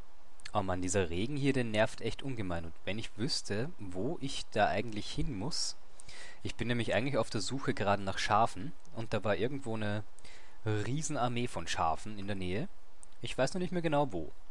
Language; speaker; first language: German; native; German